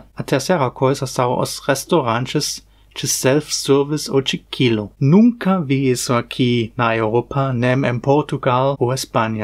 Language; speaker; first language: Portuguese; non-native, fluent; German